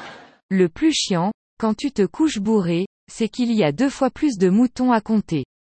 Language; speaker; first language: French; native; French